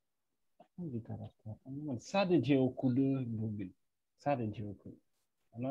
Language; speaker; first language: Turkish; non-native, learner; French